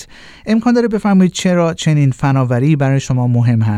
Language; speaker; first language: Persian; native; Persian